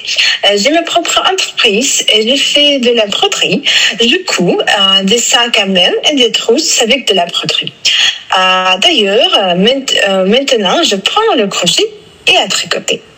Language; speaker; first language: French; non-native, fluent; Russian